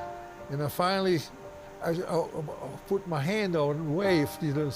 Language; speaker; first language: English; non-native, fluent; German